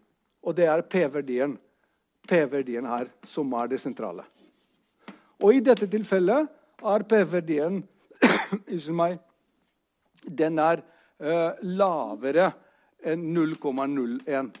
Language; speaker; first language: Norwegian; non-native, fluent; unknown